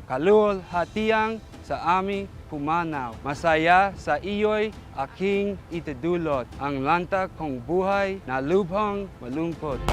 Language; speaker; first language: Filipino; non-native, learner; English